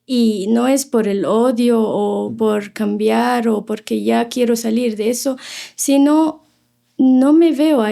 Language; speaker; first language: Spanish; non-native, fluent; Arabic